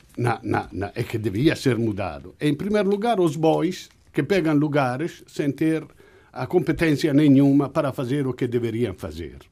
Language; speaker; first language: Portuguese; non-native, fluent; Italian